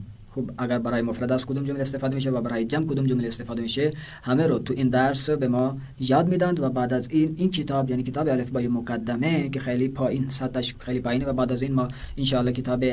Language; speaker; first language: Persian; non-native, fluent; Urdu